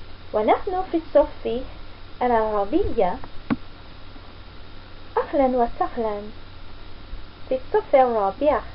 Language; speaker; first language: Arabic; non-native, fluent; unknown